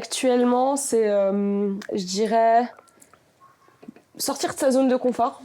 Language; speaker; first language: French; native; French